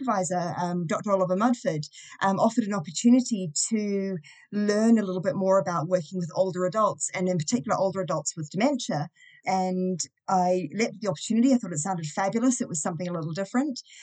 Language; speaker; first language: English; native; English